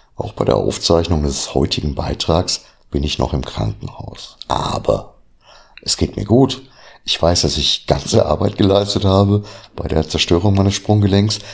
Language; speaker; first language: German; native; German